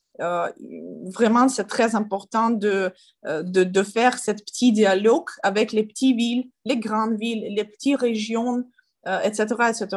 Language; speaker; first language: French; non-native, learner; Ukrainian